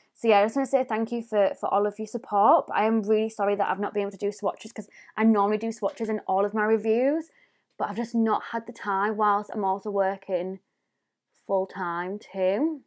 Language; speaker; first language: English; native; English